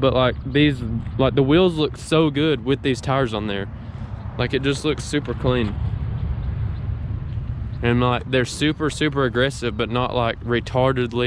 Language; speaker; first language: English; native; English